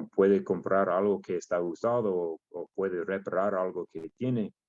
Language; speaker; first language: Spanish; non-native, learner; English